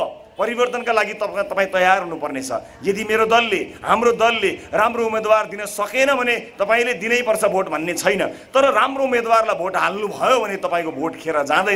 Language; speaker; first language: Nepali; native; Nepali